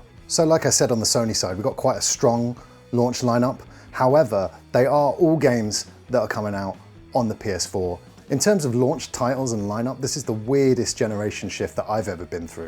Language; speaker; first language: English; native; English